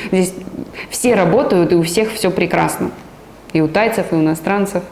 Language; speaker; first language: Russian; native; Russian